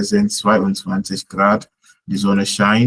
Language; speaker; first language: German; non-native, learner; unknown